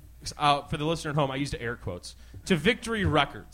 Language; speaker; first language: English; native; English